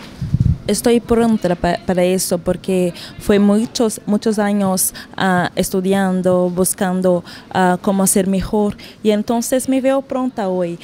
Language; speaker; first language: Spanish; non-native, learner; Portuguese